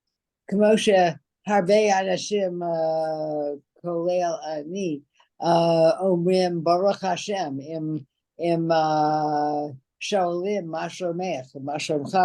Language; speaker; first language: Hebrew; non-native, learner; English